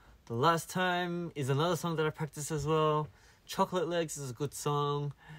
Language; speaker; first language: English; early bilingual, other home language; Korean